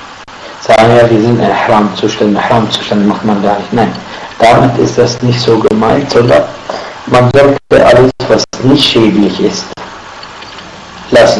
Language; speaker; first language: German; non-native, fluent; Arabic